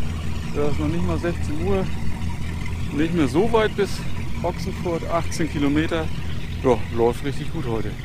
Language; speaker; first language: German; native; German